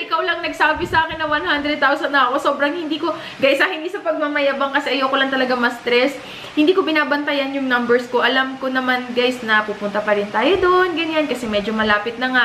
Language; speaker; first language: Filipino; native; Filipino